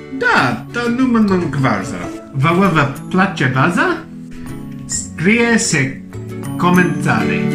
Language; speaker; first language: Romanian; non-native, learner; English